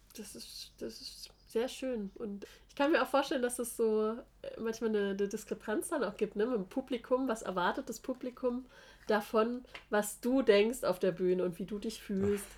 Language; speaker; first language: German; native; German